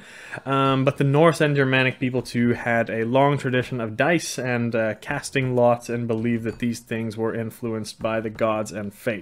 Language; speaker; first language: English; non-native, fluent; Swedish